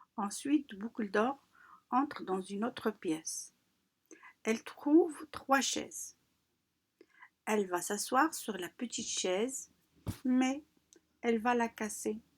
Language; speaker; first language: French; non-native, local second language; Arabic